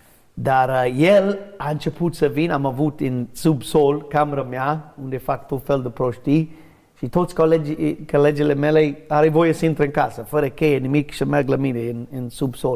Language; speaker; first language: Romanian; non-native, fluent; English